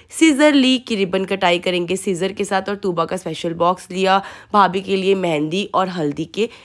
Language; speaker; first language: Hindi; native; Hindi